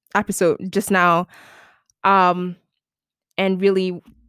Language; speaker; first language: English; non-native, local second language; Malay